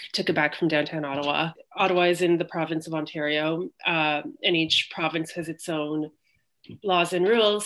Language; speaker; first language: English; native; English